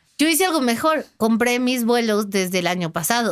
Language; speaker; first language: Spanish; native; Spanish